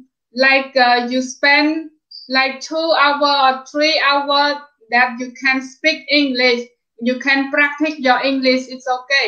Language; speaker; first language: English; non-native, fluent; Khmer